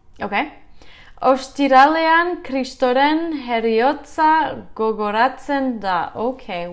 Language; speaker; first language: Basque; non-native, learner; English